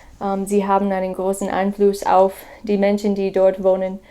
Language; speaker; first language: German; non-native, fluent; English